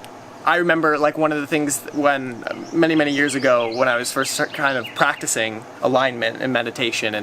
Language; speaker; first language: English; native; English